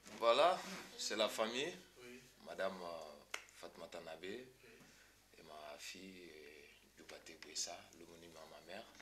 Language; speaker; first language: French; non-native, local second language; Mandingo